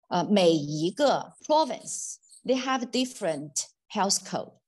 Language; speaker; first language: English; non-native, fluent; Chinese